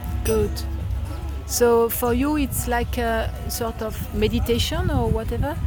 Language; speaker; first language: English; non-native, fluent; French